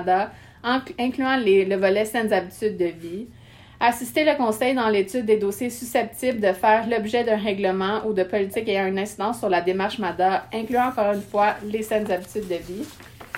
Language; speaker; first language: French; native; French